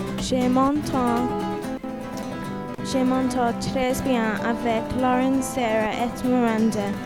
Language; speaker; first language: French; non-native, learner; English